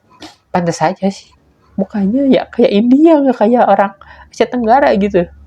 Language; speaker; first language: Indonesian; native; Indonesian